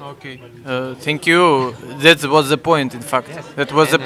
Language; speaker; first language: English; non-native, fluent; Russian